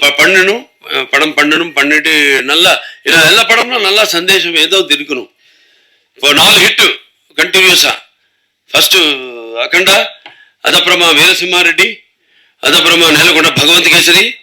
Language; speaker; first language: Tamil; non-native, local second language; Telugu